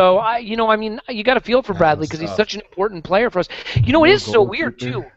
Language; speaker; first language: English; native; English